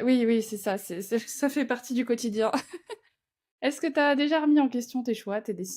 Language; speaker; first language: French; native; French